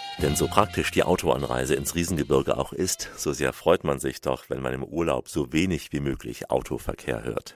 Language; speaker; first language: German; native; German